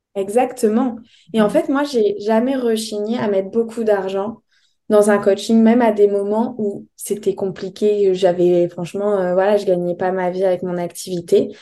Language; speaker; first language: French; native; French